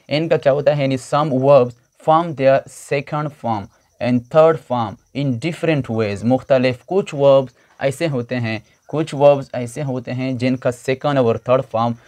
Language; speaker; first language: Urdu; non-native, local second language; Pashto